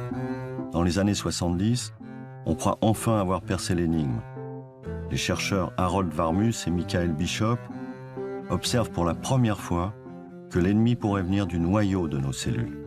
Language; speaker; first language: French; native; French